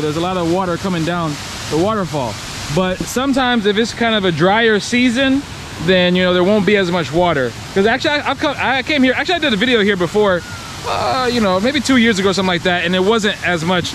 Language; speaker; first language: English; native; English